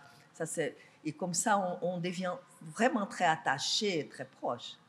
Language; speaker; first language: French; non-native, fluent; Portuguese